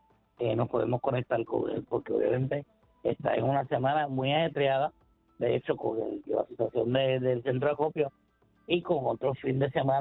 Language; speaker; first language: Spanish; native; Spanish